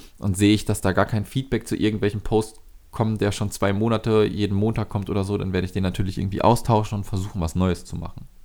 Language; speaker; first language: German; native; German